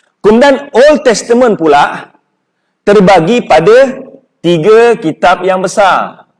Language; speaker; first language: Malay; native; Malay